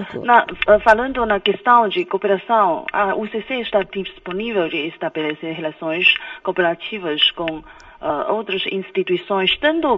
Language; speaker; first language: Portuguese; non-native, fluent; Chinese